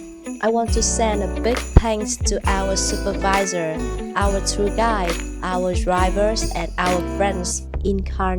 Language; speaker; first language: English; non-native, learner; Vietnamese